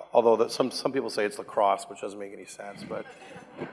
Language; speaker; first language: English; native; English